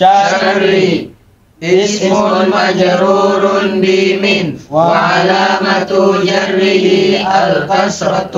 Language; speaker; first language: Arabic; non-native, learner; Indonesian